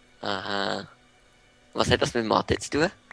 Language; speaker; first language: German; native; German